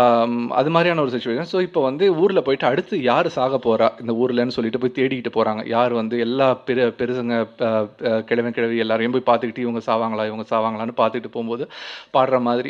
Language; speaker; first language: Tamil; native; Tamil